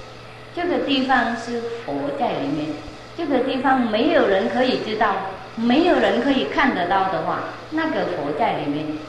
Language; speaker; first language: Chinese; non-native, fluent; Vietnamese